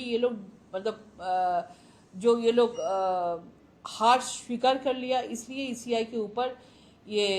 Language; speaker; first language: Hindi; non-native, local second language; Bangla